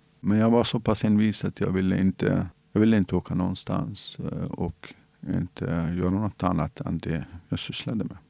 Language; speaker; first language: Swedish; non-native, fluent; Central Kurdish